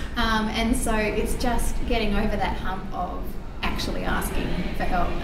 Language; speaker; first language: English; native; English